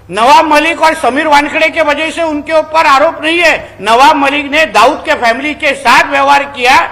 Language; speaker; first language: Hindi; non-native, local second language; Marathi